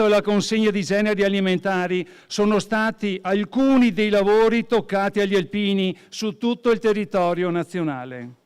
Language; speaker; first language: Italian; native; Italian